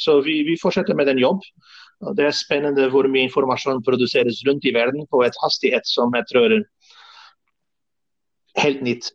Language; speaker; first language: Norwegian; non-native, fluent; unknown